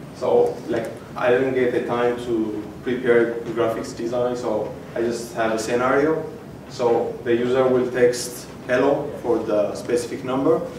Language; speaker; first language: English; non-native, fluent; Amharic